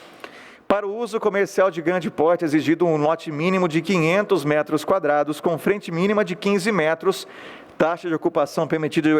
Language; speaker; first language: Portuguese; native; Portuguese